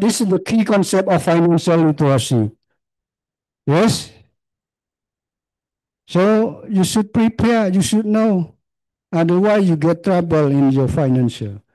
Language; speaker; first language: English; non-native, learner; Khmer